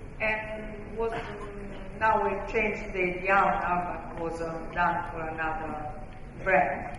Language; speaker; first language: English; non-native, fluent; Italian